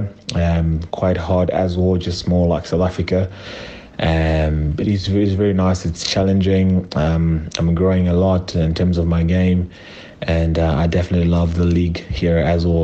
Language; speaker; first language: English; non-native, local second language; Shona